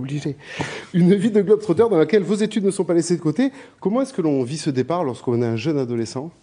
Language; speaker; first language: French; native; French